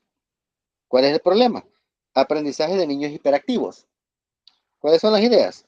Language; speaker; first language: Spanish; native; Spanish